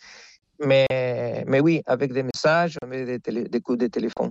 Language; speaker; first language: French; non-native, fluent; Spanish